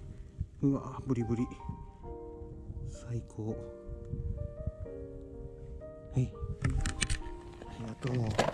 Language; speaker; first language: Japanese; native; Japanese